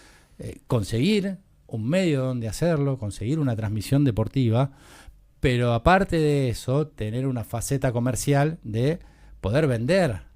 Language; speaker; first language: Spanish; native; Spanish